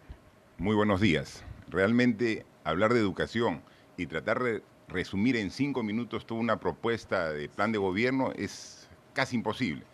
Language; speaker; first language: Spanish; native; Spanish